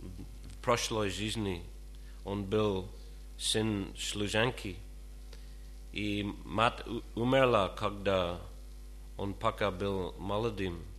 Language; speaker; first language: Russian; non-native, fluent; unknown